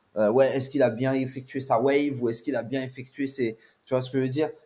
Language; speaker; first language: French; native; French